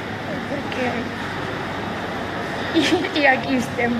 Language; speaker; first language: Catalan; non-native, fluent; Russian